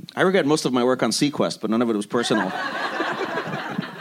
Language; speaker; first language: English; early bilingual, other home language; Spanish